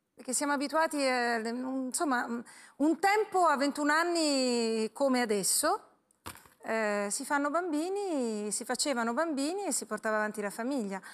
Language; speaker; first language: Italian; native; Italian